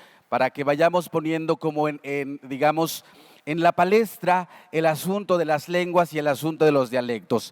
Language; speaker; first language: Spanish; native; Spanish